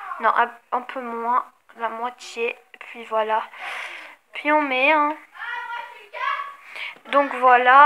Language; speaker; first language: French; native; French